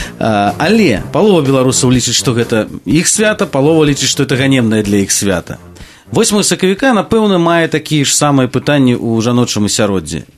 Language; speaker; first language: Belarusian; native; Belarusian